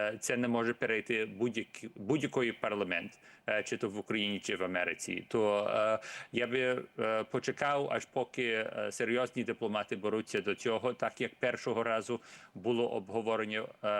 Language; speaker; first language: Ukrainian; early bilingual, heritage; Ukrainian